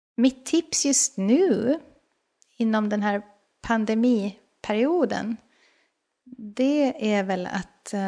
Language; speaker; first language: Swedish; native; Swedish